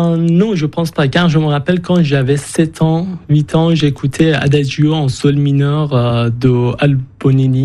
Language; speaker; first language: French; non-native, fluent; Persian